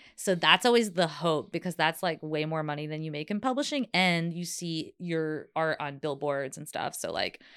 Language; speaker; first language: English; native; English